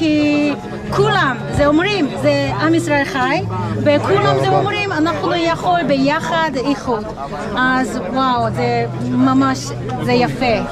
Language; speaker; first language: Hebrew; non-native, learner; Korean